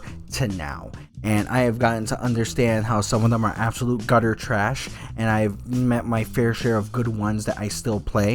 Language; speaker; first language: English; native; English